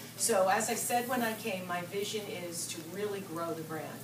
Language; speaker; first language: English; native; English